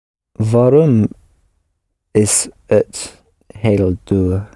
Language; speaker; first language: Dutch; non-native, learner; English